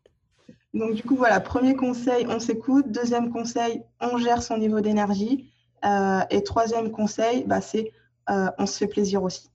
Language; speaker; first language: French; native; French